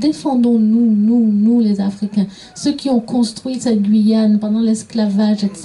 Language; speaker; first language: French; native; French